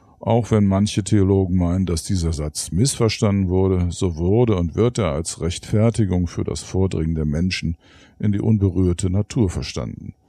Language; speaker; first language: German; native; German